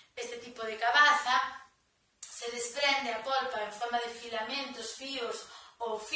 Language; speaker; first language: Spanish; non-native, local second language; Galician